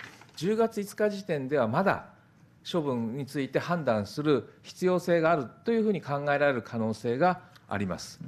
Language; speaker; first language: Japanese; native; Japanese